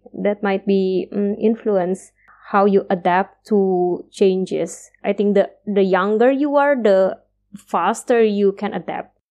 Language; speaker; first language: English; non-native, fluent; Indonesian